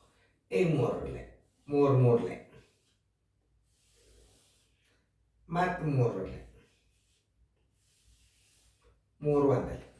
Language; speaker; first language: Kannada; native; Kannada